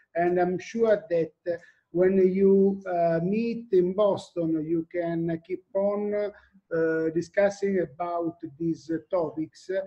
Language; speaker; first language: English; non-native, fluent; Italian